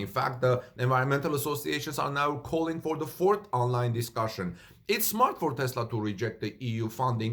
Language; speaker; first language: English; non-native, fluent; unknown